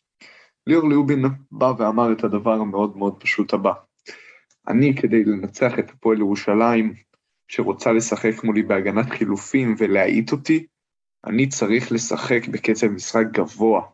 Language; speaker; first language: Hebrew; native; Hebrew